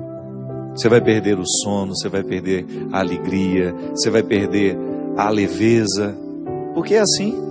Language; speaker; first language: Portuguese; native; Portuguese